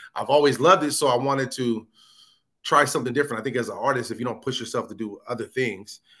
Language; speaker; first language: English; native; English